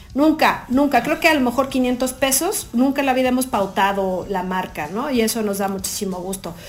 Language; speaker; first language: Spanish; native; Spanish